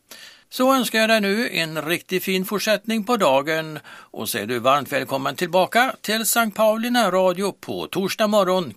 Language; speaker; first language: Swedish; native; Swedish